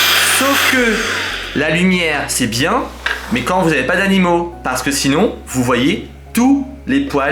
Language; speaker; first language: French; native; French